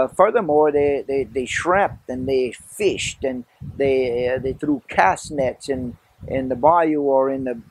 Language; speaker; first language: English; early bilingual, other home language; French